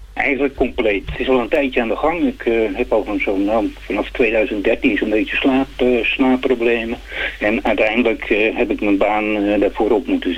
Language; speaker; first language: Dutch; native; Dutch